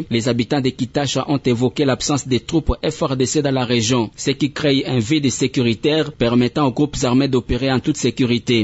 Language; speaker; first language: French; non-native, local second language; Swahili